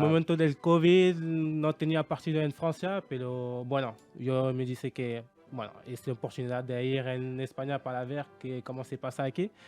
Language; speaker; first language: Spanish; non-native, learner; French